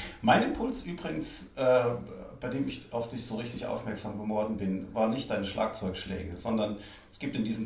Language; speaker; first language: German; native; German